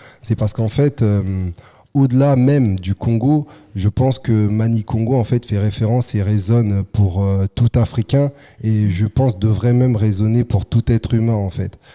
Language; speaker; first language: French; early bilingual, other home language; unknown